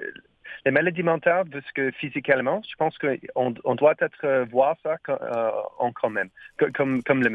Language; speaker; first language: French; non-native, learner; English